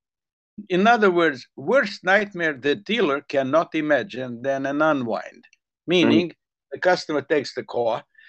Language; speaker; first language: English; non-native, fluent; Hungarian